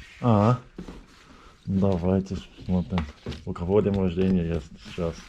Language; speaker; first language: Russian; non-native, learner; English